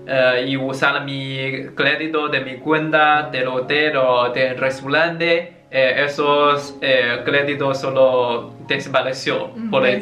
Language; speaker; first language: Spanish; non-native, learner; Chinese